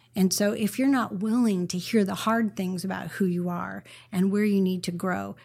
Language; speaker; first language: English; native; English